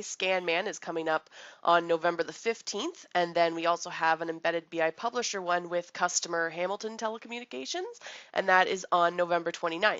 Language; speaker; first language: English; native; English